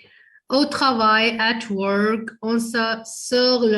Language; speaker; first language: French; non-native, fluent; Hindi